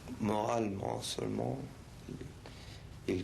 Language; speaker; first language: French; non-native, fluent; Spanish